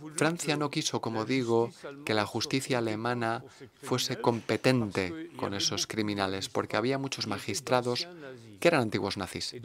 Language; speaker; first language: Spanish; non-native, fluent; German